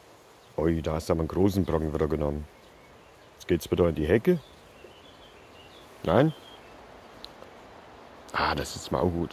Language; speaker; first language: German; native; German